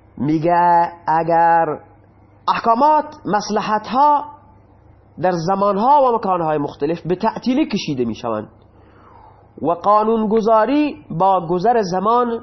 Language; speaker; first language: Persian; non-native, local second language; Baluchi